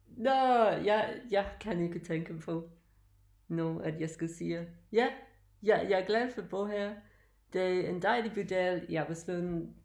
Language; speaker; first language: Danish; non-native, learner; English